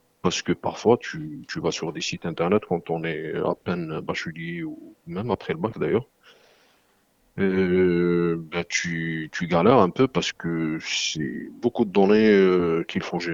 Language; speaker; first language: French; non-native, local second language; Arabic